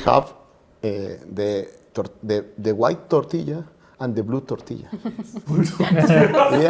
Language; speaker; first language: English; non-native, learner; Spanish